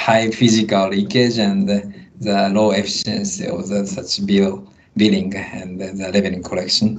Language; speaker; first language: English; non-native, learner; Japanese